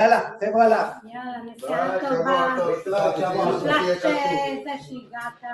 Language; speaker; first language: Hebrew; native; Hebrew